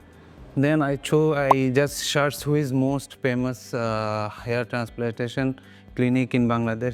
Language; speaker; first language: English; non-native, local second language; Bangla